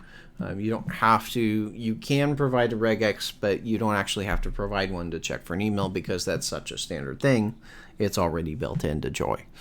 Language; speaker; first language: English; native; English